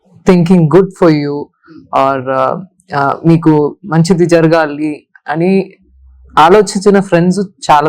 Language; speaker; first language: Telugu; non-native, learner; Tamil